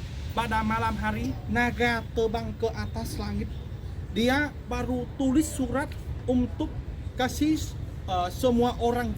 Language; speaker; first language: Indonesian; non-native, fluent; Vietnamese